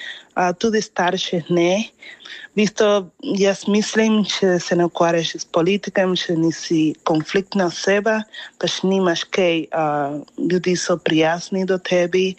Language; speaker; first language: Slovenian; non-native, fluent; Spanish